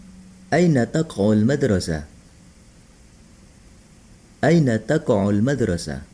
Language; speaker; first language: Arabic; non-native, local second language; Indonesian